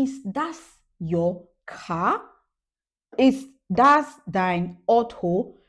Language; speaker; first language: German; non-native, learner; English